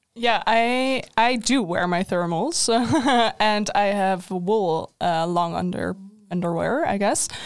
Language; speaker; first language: English; non-native, fluent; Dutch